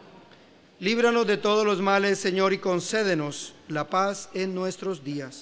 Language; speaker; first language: Spanish; native; Spanish